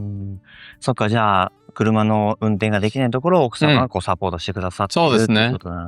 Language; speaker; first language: Japanese; native; Japanese